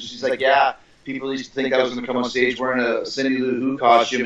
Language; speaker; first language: English; native; English